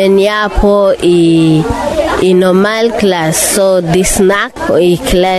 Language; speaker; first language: Danish; non-native, local second language; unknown